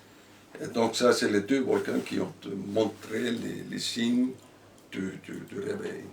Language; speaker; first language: French; non-native, fluent; Icelandic